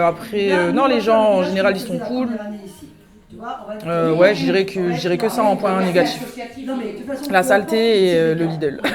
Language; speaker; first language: French; native; French